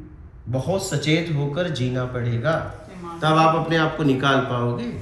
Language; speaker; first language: Hindi; native; Hindi